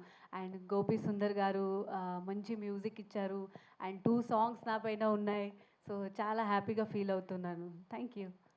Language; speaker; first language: Telugu; non-native, learner; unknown